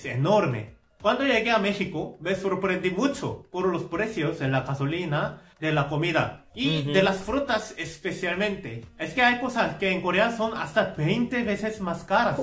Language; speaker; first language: Spanish; non-native, fluent; Korean